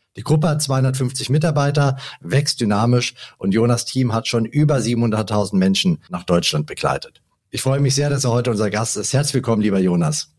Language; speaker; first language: German; native; German